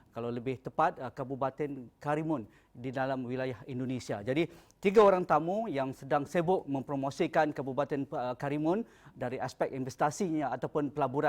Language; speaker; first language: Malay; native; Malay